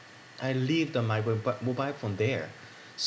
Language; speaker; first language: English; non-native, learner; Korean